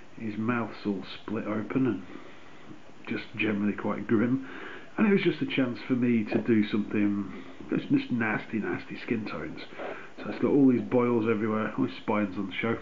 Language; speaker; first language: English; native; English